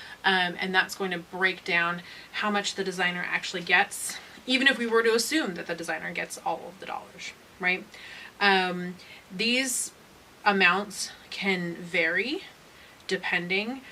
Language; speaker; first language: English; native; English